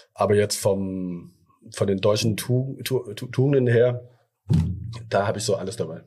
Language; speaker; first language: German; early bilingual, other home language; Thai